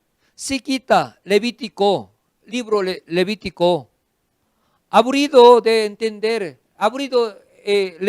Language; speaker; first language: Spanish; non-native, fluent; Korean